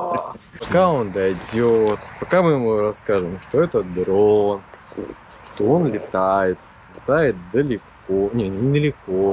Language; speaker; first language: Russian; native; Russian